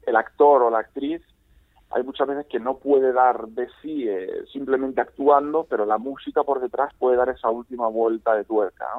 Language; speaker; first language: Spanish; native; Spanish